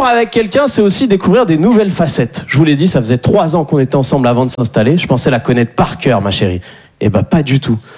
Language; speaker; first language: French; native; French